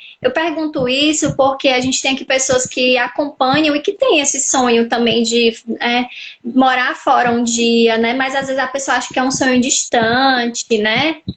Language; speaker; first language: Portuguese; native; Portuguese